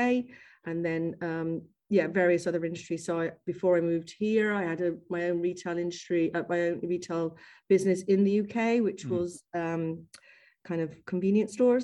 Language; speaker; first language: English; native; English